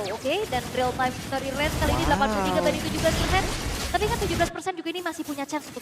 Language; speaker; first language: Indonesian; native; Indonesian